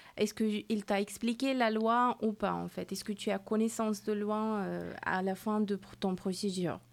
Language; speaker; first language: French; non-native, fluent; Persian